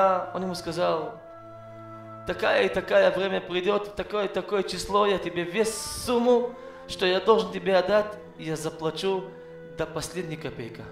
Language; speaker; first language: Russian; non-native, learner; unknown